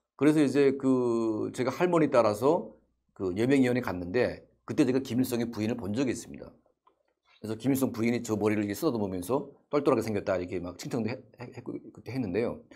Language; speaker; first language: Korean; native; Korean